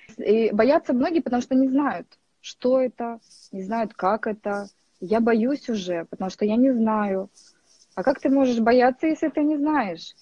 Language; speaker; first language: Russian; native; Russian